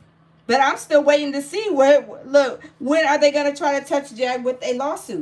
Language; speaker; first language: English; native; English